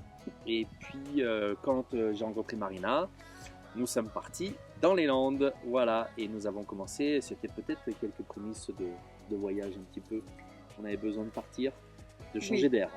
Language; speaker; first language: French; native; French